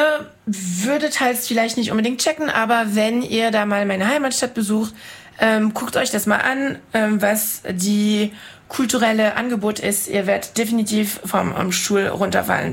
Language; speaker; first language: German; non-native, fluent; French